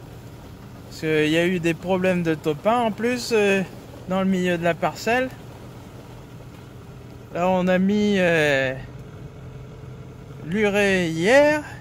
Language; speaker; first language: French; native; French